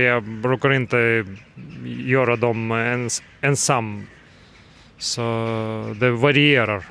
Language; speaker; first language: Swedish; non-native, fluent; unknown